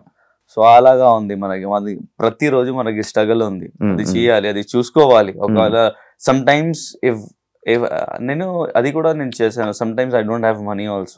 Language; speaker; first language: Telugu; non-native, learner; Hindi